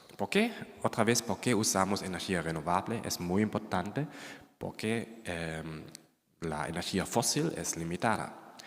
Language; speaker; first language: Spanish; non-native, fluent; German